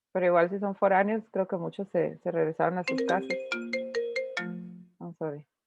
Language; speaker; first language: Spanish; native; Spanish